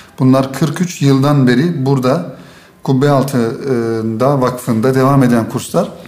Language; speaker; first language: Turkish; native; Turkish